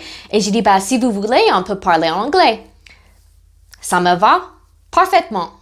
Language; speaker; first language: French; non-native, fluent; English